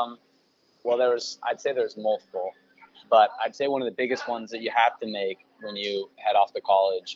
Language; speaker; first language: English; native; English